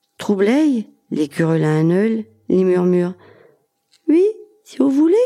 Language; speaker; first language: French; native; French